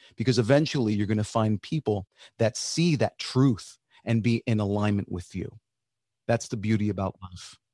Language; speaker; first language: English; early bilingual, other home language; Spanish